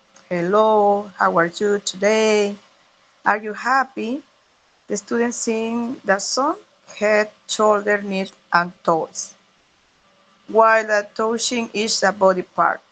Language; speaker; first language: English; non-native, learner; Spanish